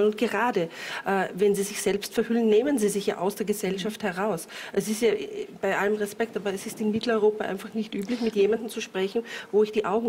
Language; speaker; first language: German; native; German